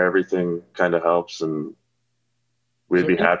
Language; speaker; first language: English; native; English